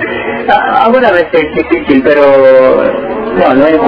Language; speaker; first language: Spanish; early bilingual, heritage; Spanish